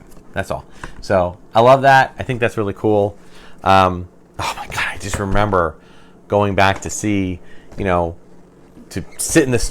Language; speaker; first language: English; native; English